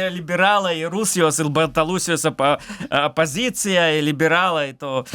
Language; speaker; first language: Lithuanian; non-native, learner; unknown